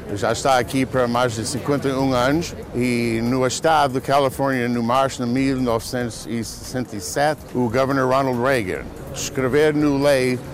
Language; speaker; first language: Portuguese; early bilingual, heritage; English